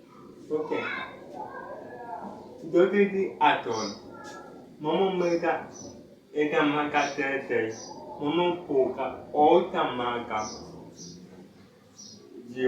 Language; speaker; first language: Spanish; non-native, learner; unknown